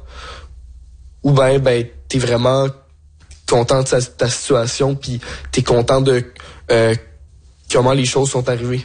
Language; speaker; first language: French; native; French